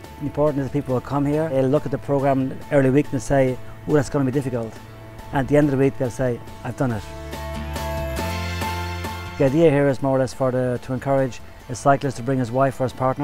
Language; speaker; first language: English; native; English